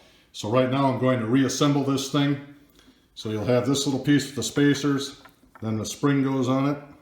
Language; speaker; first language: English; native; English